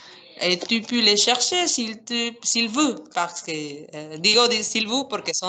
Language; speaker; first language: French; non-native, fluent; Spanish